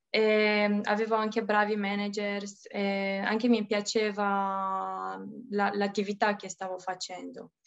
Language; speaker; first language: Italian; non-native, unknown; Romanian